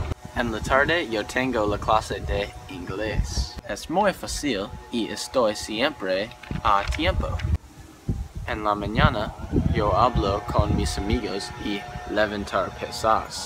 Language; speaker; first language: Spanish; non-native, learner; English